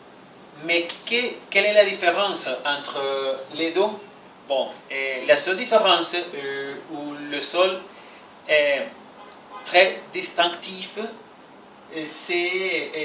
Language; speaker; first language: French; non-native, fluent; Spanish